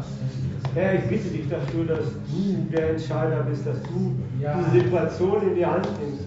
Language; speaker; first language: German; native; German